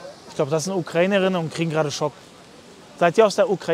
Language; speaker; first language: German; native; German